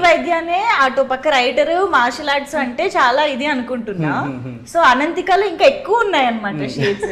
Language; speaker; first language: Telugu; native; Telugu